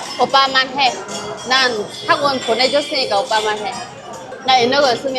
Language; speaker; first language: Korean; non-native, learner; Vietnamese